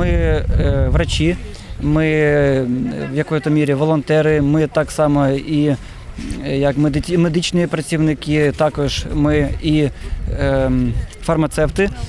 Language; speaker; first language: Ukrainian; non-native, fluent; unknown